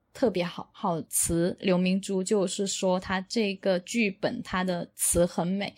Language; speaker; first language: Chinese; non-native, local second language; Min Nan Chinese